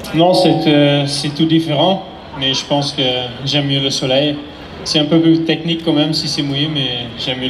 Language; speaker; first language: French; non-native, fluent; Dutch